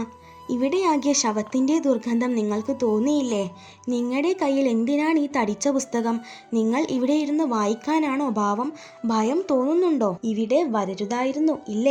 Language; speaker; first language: Malayalam; native; Malayalam